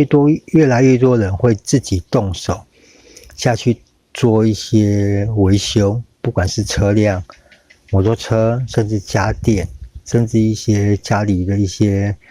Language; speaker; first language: Chinese; native; Chinese